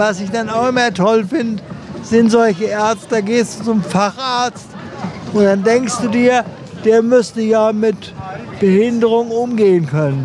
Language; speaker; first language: German; native; German